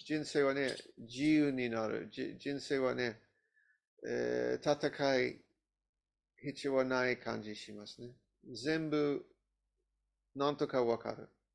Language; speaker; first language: Japanese; non-native, learner; English